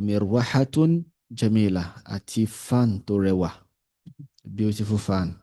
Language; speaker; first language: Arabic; non-native, fluent; Yoruba